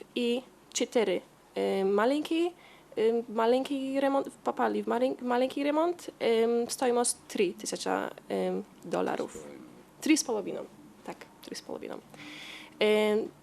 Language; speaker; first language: Russian; non-native, learner; Polish